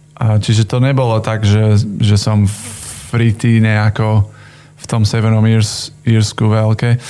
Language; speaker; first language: Slovak; non-native, fluent; English